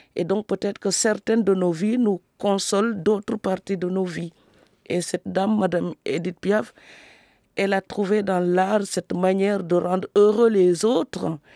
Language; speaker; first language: French; non-native, local second language; Serer